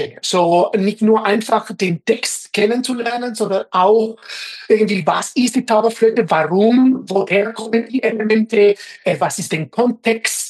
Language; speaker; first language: German; non-native, fluent; Spanish